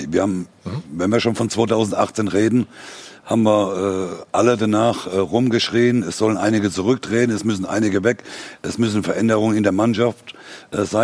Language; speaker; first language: German; native; German